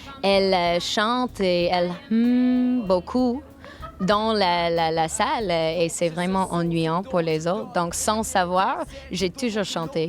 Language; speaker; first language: French; non-native, local second language; English